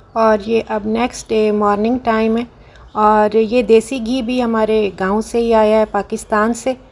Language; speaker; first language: Urdu; non-native, local second language; Punjabi